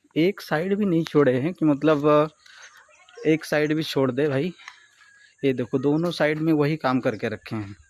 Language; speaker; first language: Hindi; non-native, local second language; Marathi